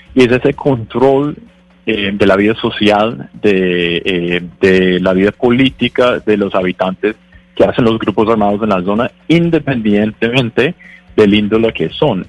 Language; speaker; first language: Spanish; non-native, fluent; English